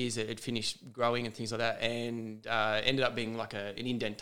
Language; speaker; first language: English; native; English